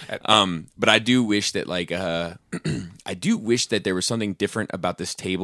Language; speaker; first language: English; native; English